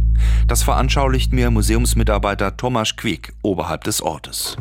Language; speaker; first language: German; native; German